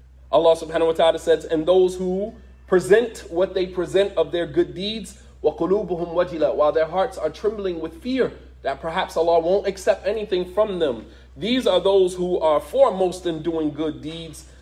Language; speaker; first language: English; native; English